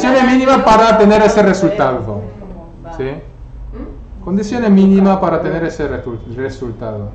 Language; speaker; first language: Spanish; non-native, fluent; Korean